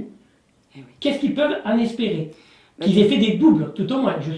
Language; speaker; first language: French; native; French